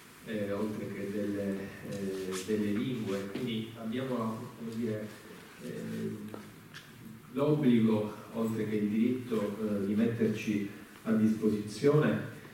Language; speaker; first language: Italian; native; Italian